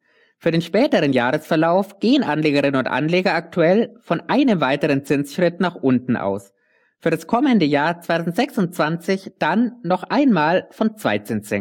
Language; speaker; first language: German; native; German